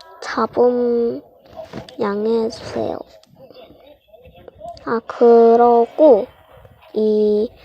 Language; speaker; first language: Korean; native; Korean